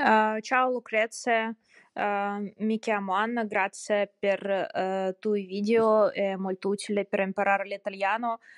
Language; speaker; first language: Italian; non-native, learner; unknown